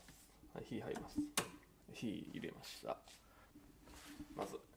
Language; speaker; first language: Japanese; native; Japanese